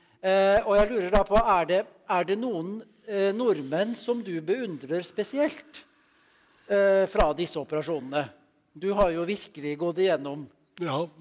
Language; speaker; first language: Norwegian; native; Norwegian